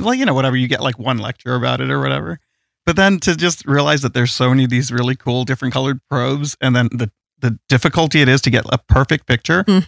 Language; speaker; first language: English; early bilingual, other home language; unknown